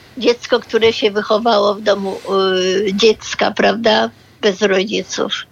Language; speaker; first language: Polish; early bilingual, other home language; German